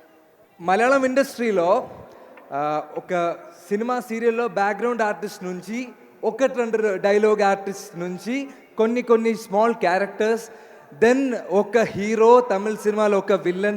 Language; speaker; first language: Telugu; non-native, learner; Malayalam